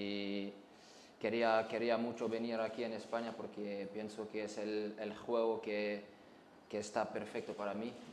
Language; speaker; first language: Spanish; non-native, fluent; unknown